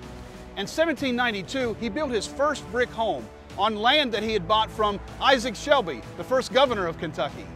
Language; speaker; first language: English; native; English